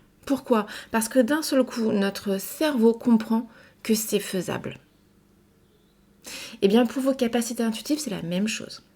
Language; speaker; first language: French; native; French